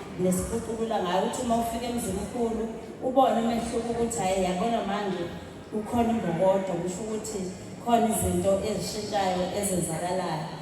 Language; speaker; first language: Zulu; native; Zulu